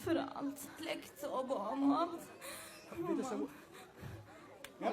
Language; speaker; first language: Swedish; non-native, fluent; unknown